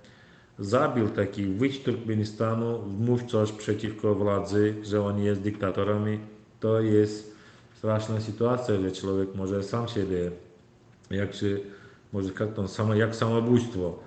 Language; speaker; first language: Polish; non-native, learner; Turkmen